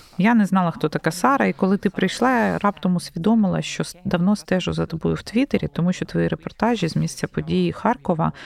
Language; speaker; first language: Ukrainian; native; Ukrainian